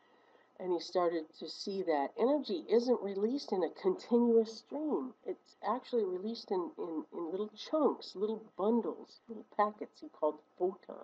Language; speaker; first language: English; native; English